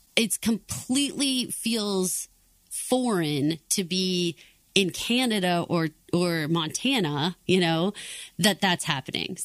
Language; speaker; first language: English; native; English